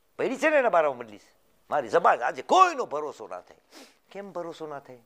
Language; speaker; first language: Gujarati; early bilingual, heritage; Gujarati